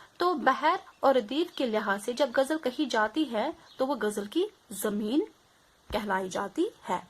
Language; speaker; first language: Urdu; non-native, local second language; Kashmiri